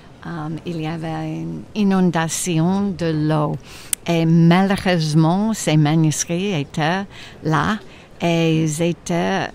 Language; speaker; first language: French; non-native, fluent; English